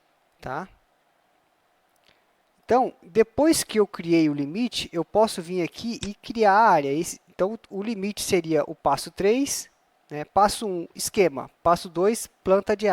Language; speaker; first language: Portuguese; native; Portuguese